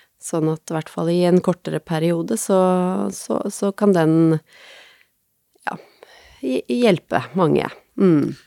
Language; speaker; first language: Norwegian; native; Norwegian